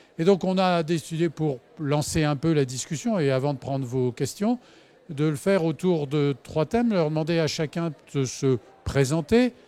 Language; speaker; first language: French; native; French